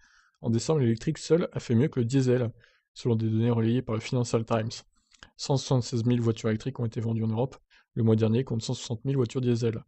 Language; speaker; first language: French; native; French